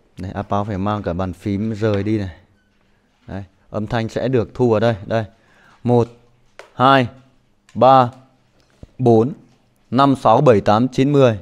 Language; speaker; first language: Vietnamese; non-native, local second language; Hmong